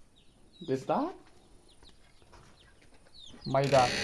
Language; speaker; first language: English; non-native, learner; Hmong